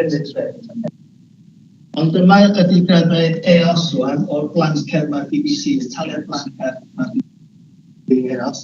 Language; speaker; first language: Welsh; native; Welsh